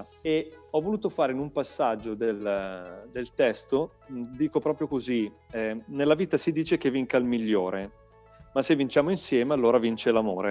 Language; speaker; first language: Italian; native; Italian